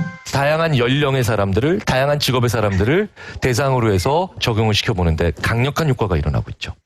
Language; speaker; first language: Korean; native; Korean